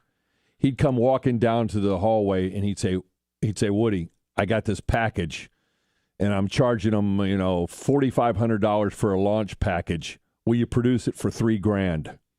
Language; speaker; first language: English; native; English